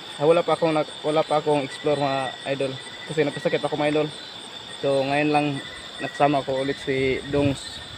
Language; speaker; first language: Filipino; non-native, local second language; Cebuano